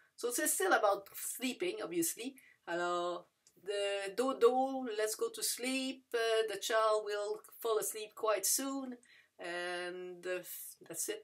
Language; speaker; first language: English; non-native, fluent; French